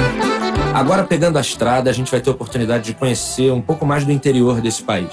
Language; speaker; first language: Portuguese; native; Portuguese